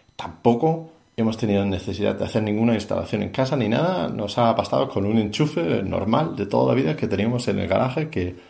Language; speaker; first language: Spanish; non-native, fluent; Danish